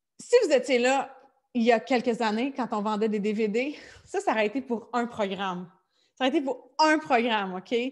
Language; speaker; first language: French; native; French